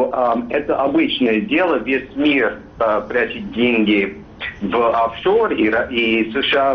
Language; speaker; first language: Russian; non-native, fluent; English